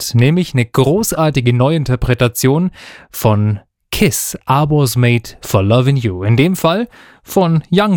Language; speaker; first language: German; native; German